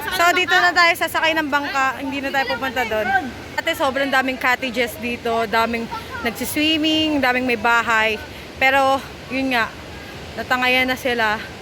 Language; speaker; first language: Filipino; native; Filipino